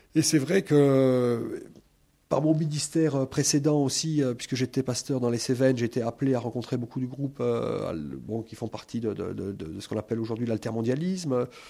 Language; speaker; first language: French; native; French